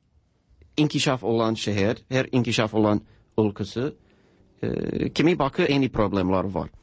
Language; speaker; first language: Turkish; non-native, learner; English